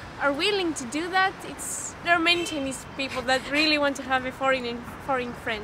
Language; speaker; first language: English; non-native, fluent; Greek